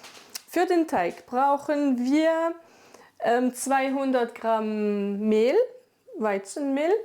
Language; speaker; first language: German; non-native, fluent; French